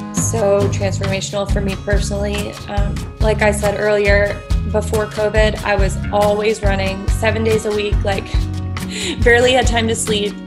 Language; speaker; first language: English; native; English